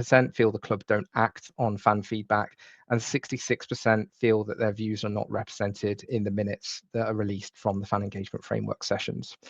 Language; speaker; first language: English; native; English